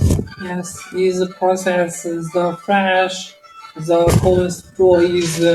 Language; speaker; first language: English; non-native, learner; Chinese